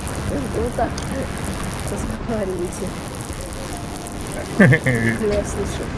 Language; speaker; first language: Russian; native; Russian